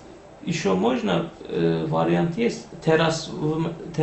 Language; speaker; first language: Russian; non-native, learner; Turkish